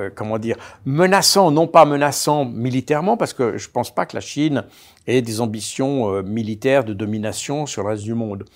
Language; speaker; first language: French; native; French